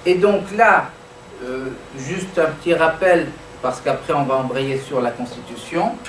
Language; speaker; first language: French; non-native, local second language; Arabic